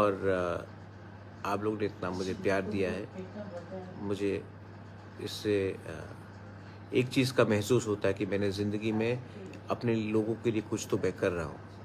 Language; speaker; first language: Hindi; non-native, local second language; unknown